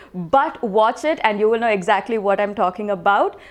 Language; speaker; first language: English; non-native, local second language; Tamil